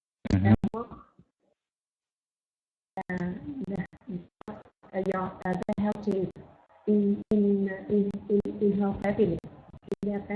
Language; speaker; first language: English; non-native, learner; Vietnamese